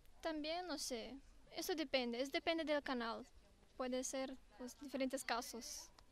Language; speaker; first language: Spanish; non-native, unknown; Romanian